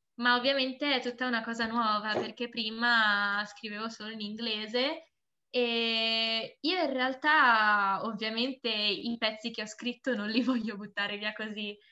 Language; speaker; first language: Italian; native; Italian